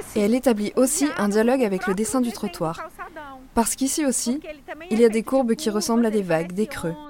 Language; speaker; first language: French; non-native, fluent; Portuguese